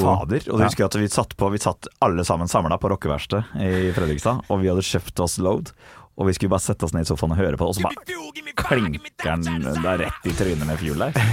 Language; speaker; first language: Norwegian; native; Norwegian